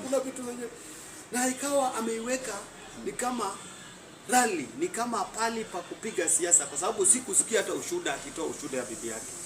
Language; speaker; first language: Swahili; non-native, local second language; Luyia